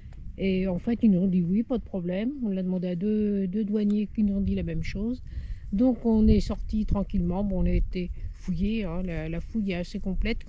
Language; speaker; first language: French; native; French